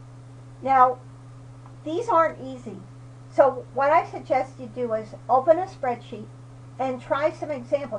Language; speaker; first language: English; native; English